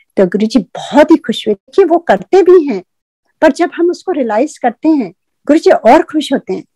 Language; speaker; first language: Hindi; native; Hindi